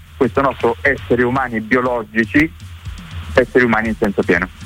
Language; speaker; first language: Italian; native; Italian